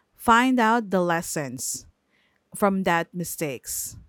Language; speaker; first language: English; non-native, local second language; Filipino